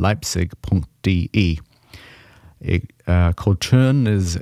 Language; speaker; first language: German; non-native, learner; English